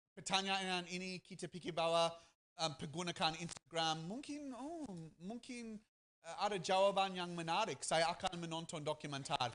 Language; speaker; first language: Indonesian; non-native, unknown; English